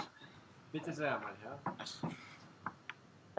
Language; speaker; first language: German; non-native, learner; English